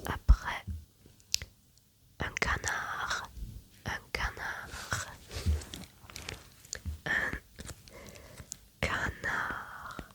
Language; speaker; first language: French; non-native, learner; German